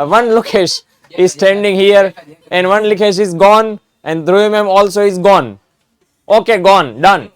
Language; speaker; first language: English; non-native, local second language; Gujarati